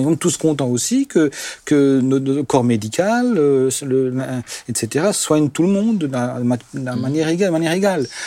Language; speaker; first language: French; non-native, local second language; Swiss German